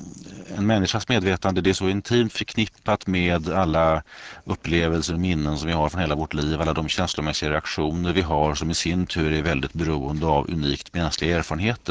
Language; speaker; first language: Swedish; native; Swedish